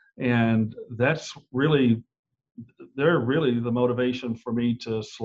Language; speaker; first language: English; native; English